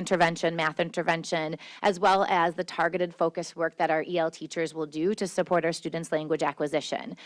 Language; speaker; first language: English; native; English